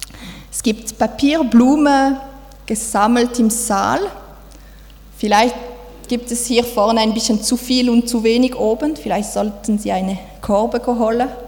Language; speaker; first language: German; non-native, fluent; French